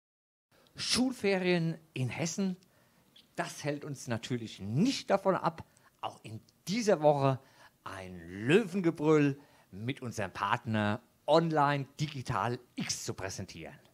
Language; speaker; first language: German; native; German